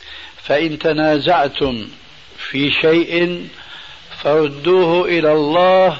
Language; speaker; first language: Arabic; early bilingual, other home language; Albanian